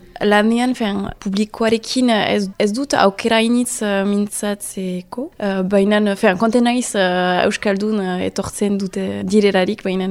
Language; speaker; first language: Basque; non-native, local second language; French